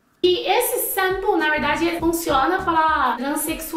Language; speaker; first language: Portuguese; non-native, fluent; Chinese